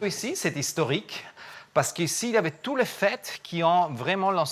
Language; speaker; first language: French; non-native, fluent; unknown